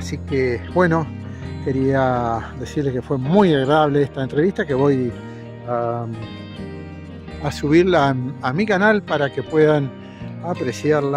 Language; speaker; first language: Spanish; native; Spanish